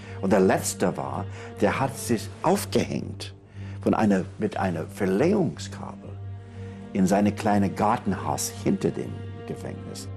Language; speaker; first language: German; non-native, fluent; English